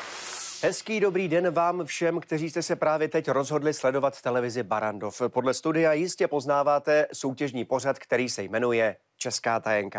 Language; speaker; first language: Czech; native; Czech